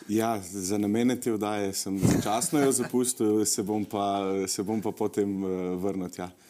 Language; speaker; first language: Slovenian; native; Slovenian